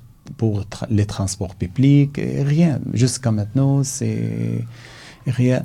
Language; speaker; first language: French; non-native, learner; Arabic